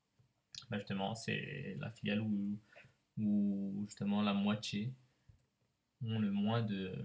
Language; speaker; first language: French; native; French